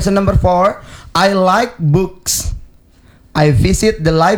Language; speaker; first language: English; non-native, learner; Indonesian